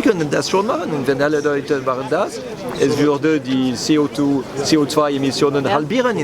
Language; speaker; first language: German; non-native, local second language; French